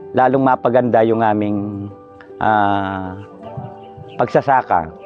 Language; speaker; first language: Filipino; non-native, local second language; Pampanga